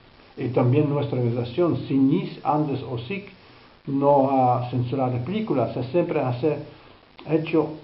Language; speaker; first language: Spanish; non-native, fluent; Dutch